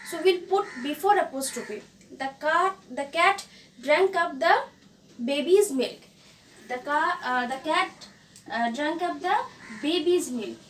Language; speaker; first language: English; non-native, local second language; Bangla